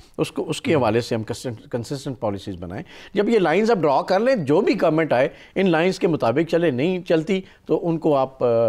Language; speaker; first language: Urdu; non-native, local second language; Punjabi